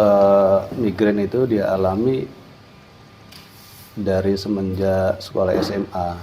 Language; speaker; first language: Indonesian; native; Indonesian